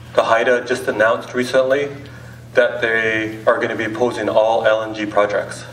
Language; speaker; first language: English; native; English